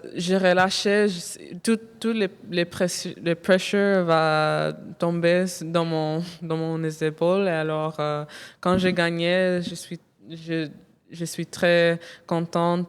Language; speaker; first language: French; non-native, local second language; English